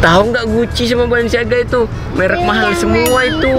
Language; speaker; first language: Indonesian; native; Indonesian